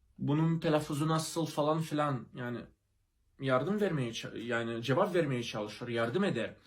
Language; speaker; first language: Turkish; non-native, fluent; Russian